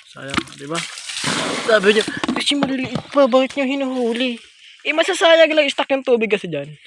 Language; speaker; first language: Filipino; non-native, local second language; Masbatenyo